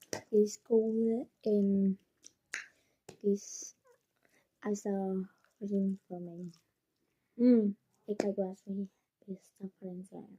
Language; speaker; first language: Dutch; non-native, learner; Afrikaans